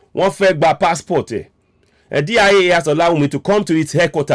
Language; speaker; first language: English; non-native, local second language; Yoruba